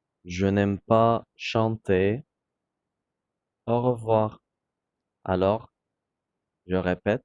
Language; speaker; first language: French; non-native, fluent; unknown